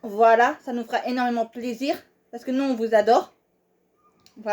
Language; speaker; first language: French; native; French